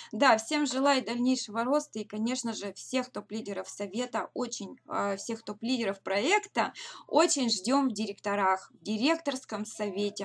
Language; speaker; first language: Russian; native; Russian